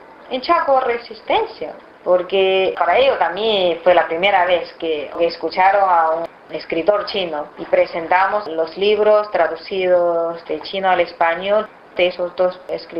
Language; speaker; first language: Spanish; non-native, fluent; Chinese